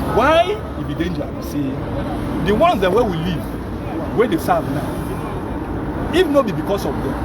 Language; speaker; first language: Nigerian Pidgin; non-native, local second language; Yoruba